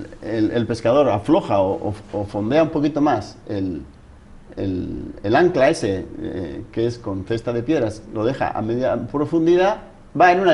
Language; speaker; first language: Spanish; native; Spanish